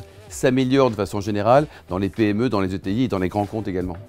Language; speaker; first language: French; native; French